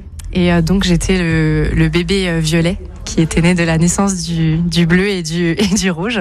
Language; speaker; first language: French; native; French